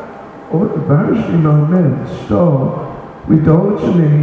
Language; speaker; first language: Russian; non-native, learner; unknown